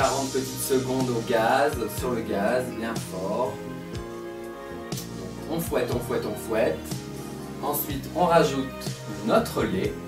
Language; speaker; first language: French; native; French